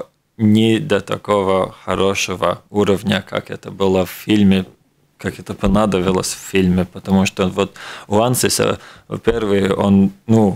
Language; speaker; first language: Russian; non-native, local second language; Latvian